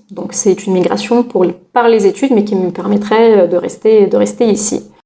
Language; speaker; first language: French; non-native, fluent; Russian